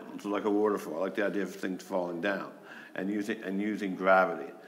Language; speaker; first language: English; native; English